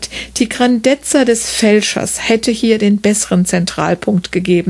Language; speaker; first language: German; native; German